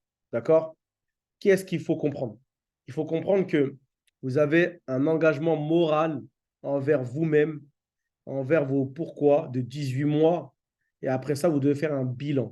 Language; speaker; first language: French; native; French